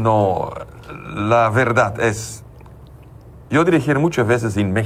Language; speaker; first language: Spanish; non-native, learner; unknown